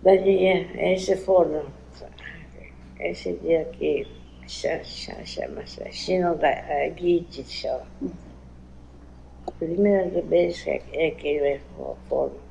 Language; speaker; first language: Portuguese; non-native, learner; Japanese